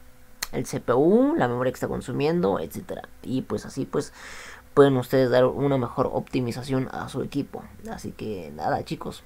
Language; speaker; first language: Spanish; native; Spanish